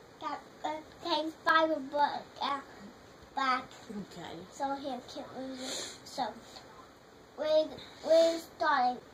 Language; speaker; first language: English; native; English